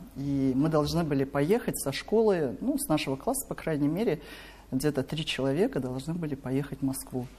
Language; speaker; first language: Russian; non-native, local second language; Korean